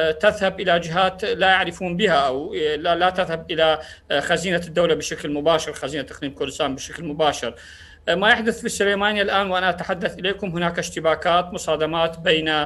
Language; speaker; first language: Arabic; non-native, local second language; Central Kurdish